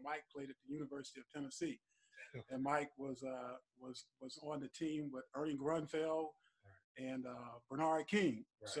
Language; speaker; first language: English; native; English